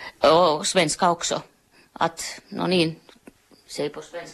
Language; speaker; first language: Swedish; non-native, local second language; Finnish